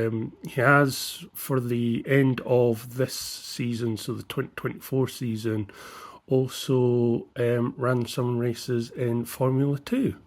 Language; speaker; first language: English; native; English